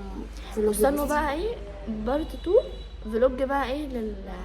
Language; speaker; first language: Arabic; native; Arabic